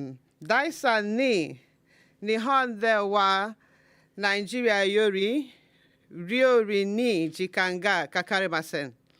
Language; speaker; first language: Japanese; non-native, learner; Igbo